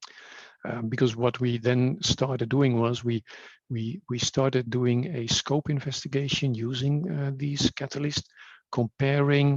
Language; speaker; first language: English; non-native, fluent; Dutch